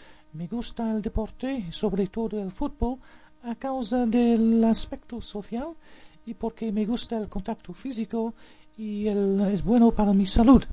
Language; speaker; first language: Spanish; non-native, learner; English